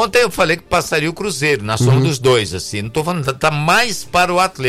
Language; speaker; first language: Portuguese; native; Portuguese